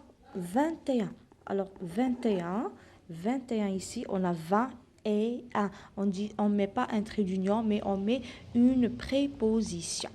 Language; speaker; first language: French; non-native, local second language; Arabic